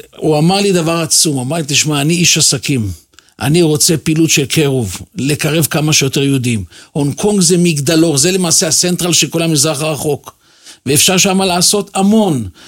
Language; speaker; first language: Hebrew; native; Hebrew